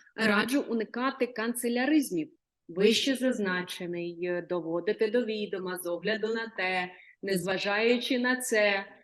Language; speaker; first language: Ukrainian; native; Ukrainian